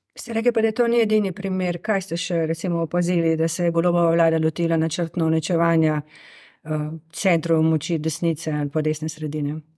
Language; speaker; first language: Slovenian; native; Slovenian